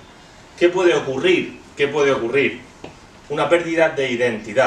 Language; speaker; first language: Spanish; native; Spanish